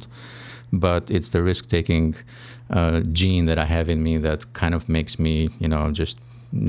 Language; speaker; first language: English; non-native, fluent; Albanian